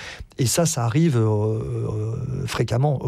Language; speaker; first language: French; native; French